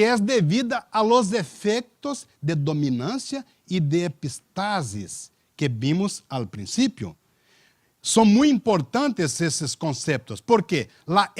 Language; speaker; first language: Spanish; non-native, learner; Portuguese